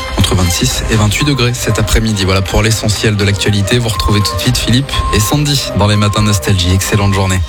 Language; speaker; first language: French; native; French